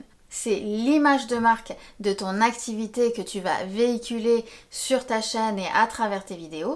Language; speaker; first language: French; native; French